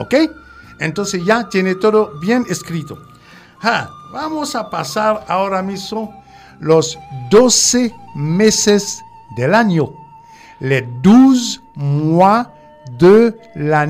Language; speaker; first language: Spanish; non-native, fluent; French